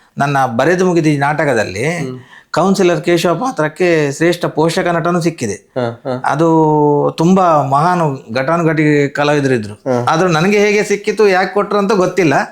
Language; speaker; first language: Kannada; non-native, local second language; Tulu